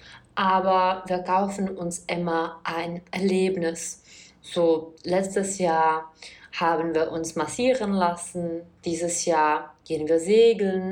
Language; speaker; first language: German; non-native, fluent; Czech